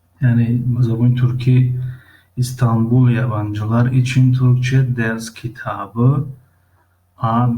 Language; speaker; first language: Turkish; non-native, fluent; Tajik